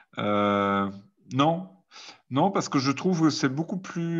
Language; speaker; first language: French; non-native, fluent; German